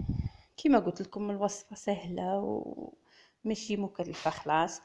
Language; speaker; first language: Arabic; native; Arabic